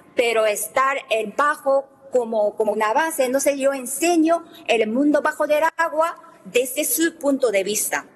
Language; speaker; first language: Spanish; non-native, fluent; Japanese